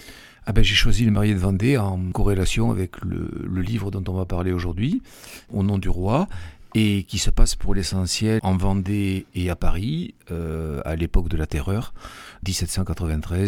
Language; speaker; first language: French; native; French